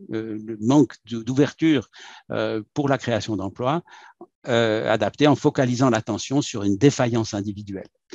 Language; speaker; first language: French; native; French